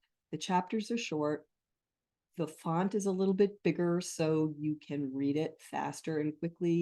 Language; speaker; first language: English; native; English